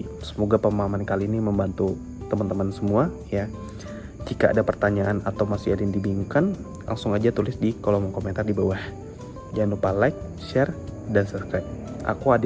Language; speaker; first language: Indonesian; native; Indonesian